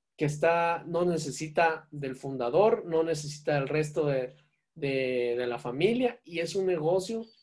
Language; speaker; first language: Spanish; native; Spanish